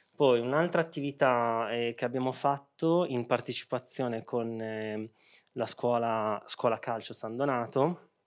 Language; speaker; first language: Italian; early bilingual, other home language; Arabic